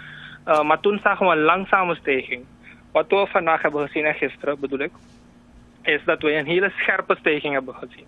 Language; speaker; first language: Dutch; native; Dutch